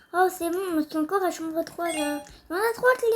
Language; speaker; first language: French; native; French